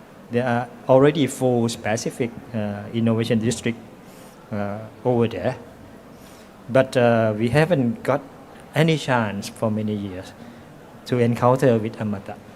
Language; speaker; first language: English; non-native, fluent; Thai